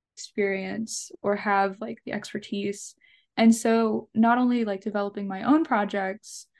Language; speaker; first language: English; native; English